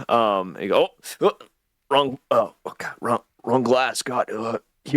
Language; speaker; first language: English; native; English